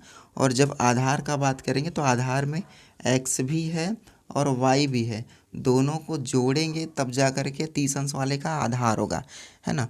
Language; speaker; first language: Hindi; native; Hindi